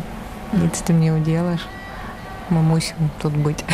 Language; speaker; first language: Czech; non-native, learner; Ukrainian